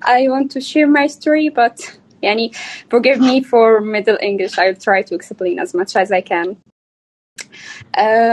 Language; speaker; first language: English; non-native, learner; Arabic